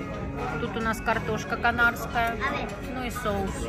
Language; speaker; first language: Russian; native; Russian